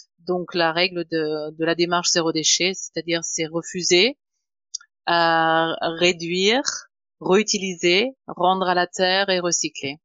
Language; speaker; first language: French; non-native, fluent; German